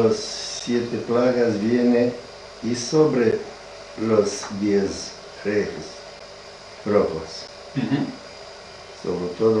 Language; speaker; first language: Spanish; non-native, learner; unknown